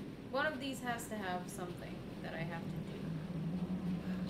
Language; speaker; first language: English; non-native, local second language; Spanish